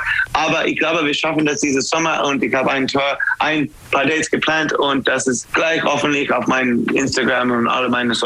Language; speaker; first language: German; non-native, fluent; English